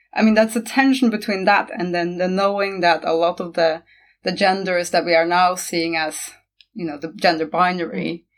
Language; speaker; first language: English; non-native, fluent; Norwegian